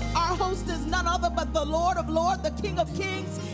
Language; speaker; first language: English; native; English